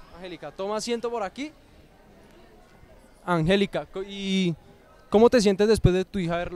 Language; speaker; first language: Spanish; native; Spanish